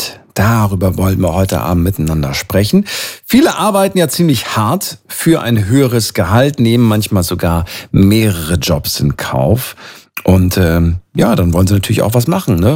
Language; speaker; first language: German; native; German